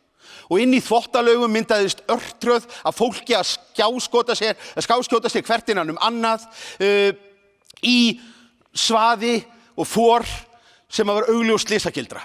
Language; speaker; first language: Icelandic; native; Icelandic